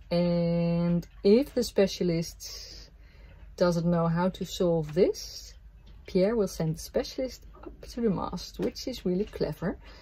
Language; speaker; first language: English; non-native, fluent; Dutch